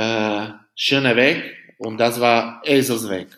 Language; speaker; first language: German; non-native, fluent; Slovak